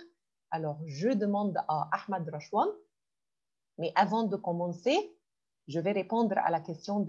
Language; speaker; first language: French; non-native, fluent; Arabic